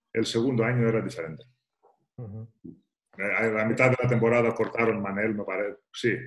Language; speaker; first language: Spanish; non-native, fluent; Greek